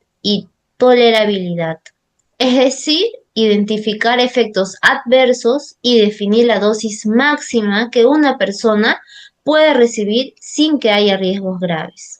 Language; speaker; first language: Spanish; native; Spanish